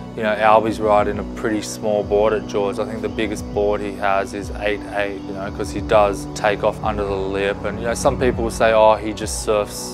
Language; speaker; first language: English; native; English